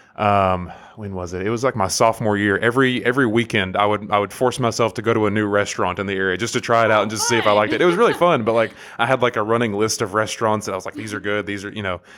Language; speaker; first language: English; native; English